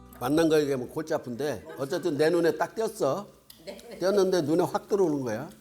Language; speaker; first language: Korean; native; Korean